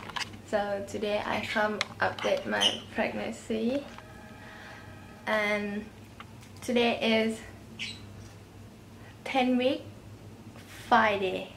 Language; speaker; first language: English; non-native, learner; Thai